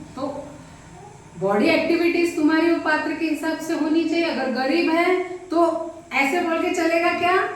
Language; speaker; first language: Hindi; non-native, local second language; Marathi